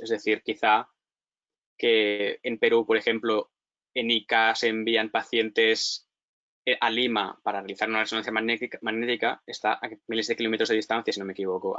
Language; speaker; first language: Spanish; native; Spanish